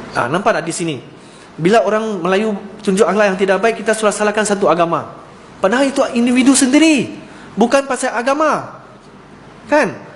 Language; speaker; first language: Malay; non-native, local second language; Chinese